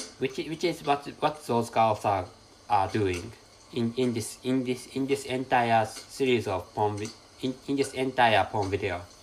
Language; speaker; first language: English; non-native, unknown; Japanese